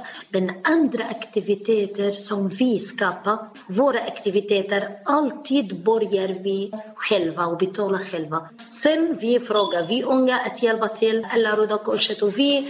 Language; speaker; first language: Swedish; non-native, learner; Arabic